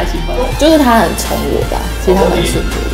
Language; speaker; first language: Chinese; native; Chinese